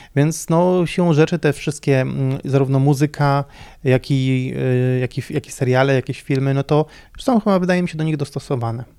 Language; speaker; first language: Polish; native; Polish